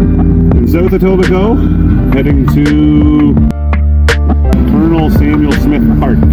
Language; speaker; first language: English; native; English